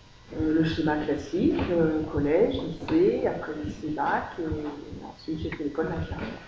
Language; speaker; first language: French; native; French